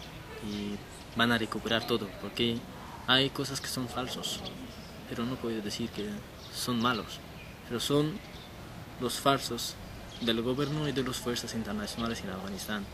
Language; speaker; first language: Spanish; non-native, learner; Persian